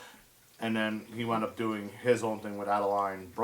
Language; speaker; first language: English; native; English